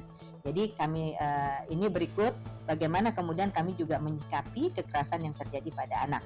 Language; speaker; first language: Indonesian; native; Indonesian